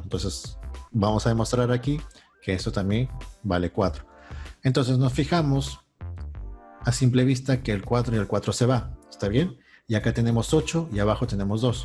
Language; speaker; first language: Spanish; native; Spanish